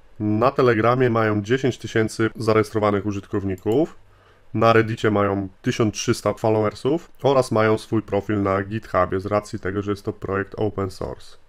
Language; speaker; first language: Polish; native; Polish